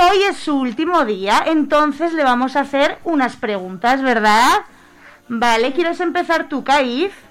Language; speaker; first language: Spanish; native; Spanish